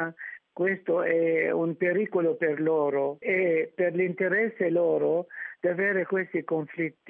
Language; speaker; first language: Italian; non-native, fluent; Arabic